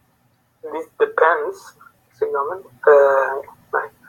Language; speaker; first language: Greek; non-native, fluent; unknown